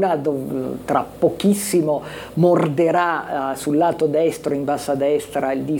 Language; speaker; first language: Italian; native; Italian